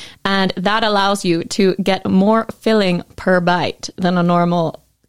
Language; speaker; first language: English; native; English